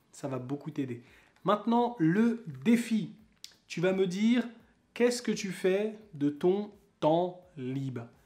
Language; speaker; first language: French; native; French